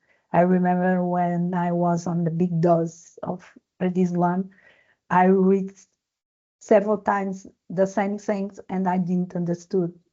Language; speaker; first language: English; non-native, learner; Portuguese